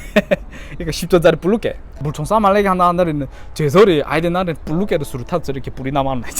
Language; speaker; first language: Korean; early bilingual, heritage; Korean